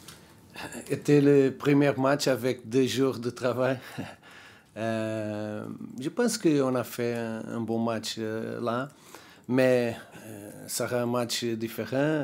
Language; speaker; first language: French; non-native, learner; Portuguese